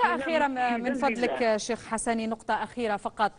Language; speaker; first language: Arabic; native; Arabic